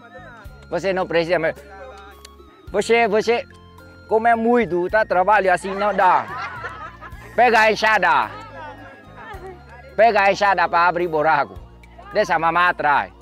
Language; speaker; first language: Portuguese; non-native, learner; Vietnamese